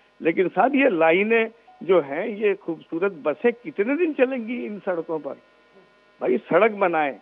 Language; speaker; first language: Urdu; non-native, local second language; Sindhi